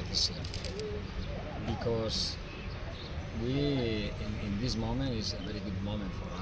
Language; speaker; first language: English; non-native, learner; Spanish